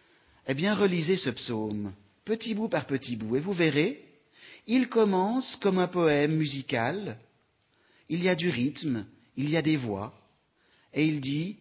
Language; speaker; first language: French; native; French